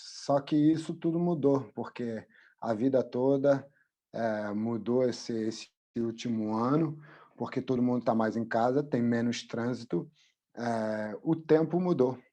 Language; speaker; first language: Portuguese; non-native, fluent; French